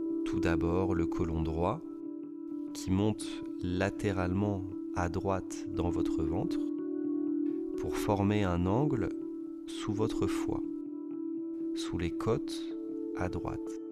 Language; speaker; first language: French; native; French